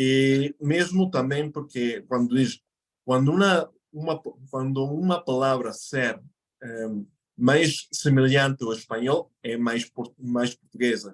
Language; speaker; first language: Portuguese; non-native, fluent; Spanish